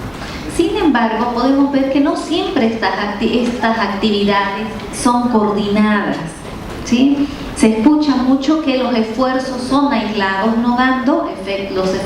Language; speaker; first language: Spanish; native; Spanish